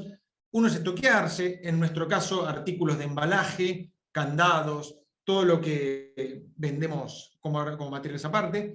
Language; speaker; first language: Spanish; native; Spanish